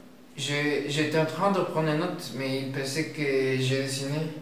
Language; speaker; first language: French; non-native, learner; Spanish